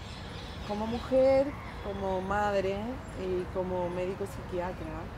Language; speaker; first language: Spanish; native; Spanish